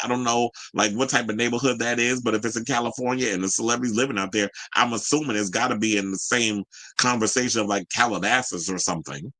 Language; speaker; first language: English; native; English